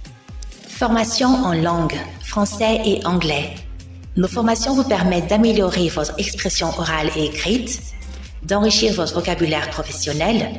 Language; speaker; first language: French; non-native, local second language; Malagasy